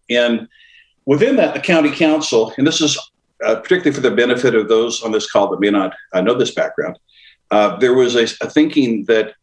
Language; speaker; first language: English; native; English